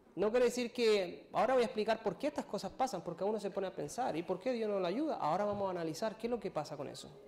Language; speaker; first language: Spanish; native; Spanish